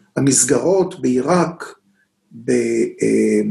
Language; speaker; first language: Hebrew; native; Hebrew